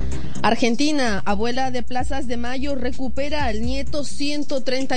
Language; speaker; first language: Spanish; native; Spanish